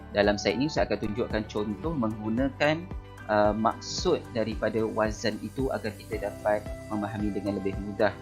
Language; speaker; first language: Malay; native; Malay